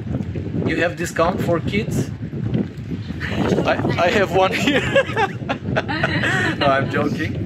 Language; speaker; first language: English; non-native, fluent; Romanian